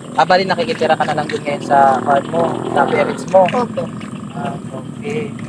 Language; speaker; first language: Filipino; non-native, local second language; Waray